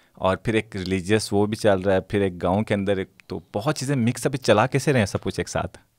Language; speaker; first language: Urdu; non-native, local second language; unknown